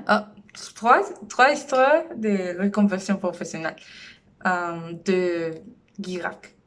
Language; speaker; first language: French; non-native, learner; Spanish